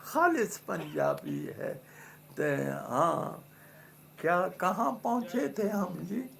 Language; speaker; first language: Urdu; non-native, local second language; Punjabi